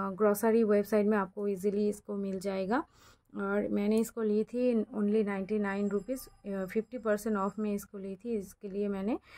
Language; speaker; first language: Hindi; non-native, local second language; Bangla